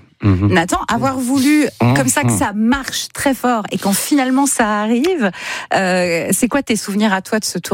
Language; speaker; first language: French; native; French